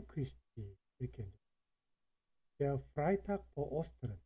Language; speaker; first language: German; non-native, fluent; Korean